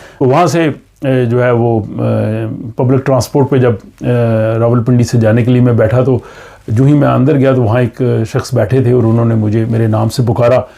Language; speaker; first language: Urdu; non-native, local second language; Punjabi